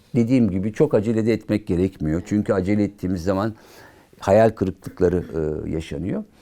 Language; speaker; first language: Turkish; native; Turkish